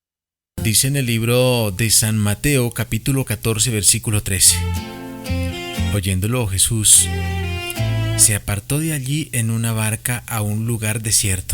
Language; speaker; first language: Spanish; native; Spanish